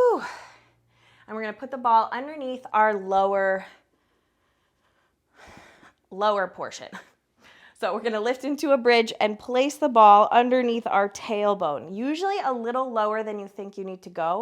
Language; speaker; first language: English; native; English